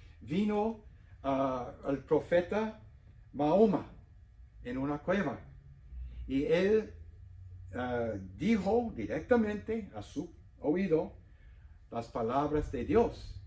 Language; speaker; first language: Spanish; non-native, fluent; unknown